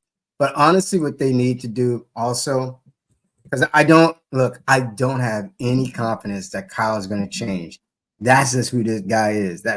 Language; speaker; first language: English; native; English